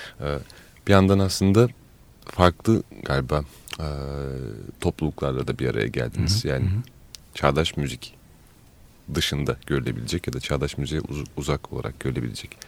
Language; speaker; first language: Turkish; native; Turkish